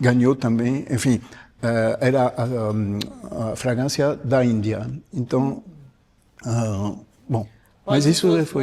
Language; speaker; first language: Portuguese; non-native, fluent; French